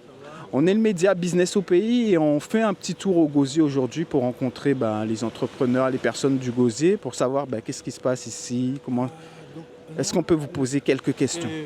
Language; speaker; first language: French; native; French